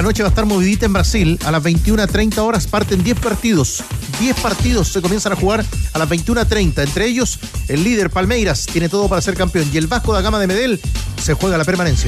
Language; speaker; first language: Spanish; native; Spanish